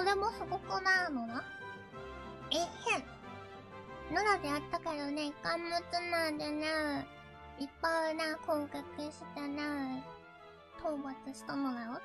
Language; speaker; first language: Japanese; native; Japanese